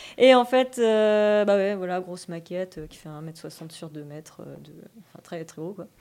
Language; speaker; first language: French; native; French